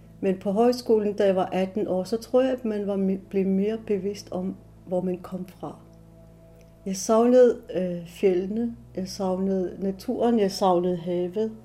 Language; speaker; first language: Danish; non-native, local second language; Kalaallisut